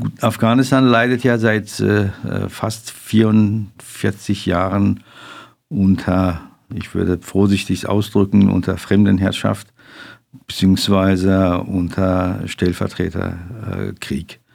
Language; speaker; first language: German; non-native, fluent; Persian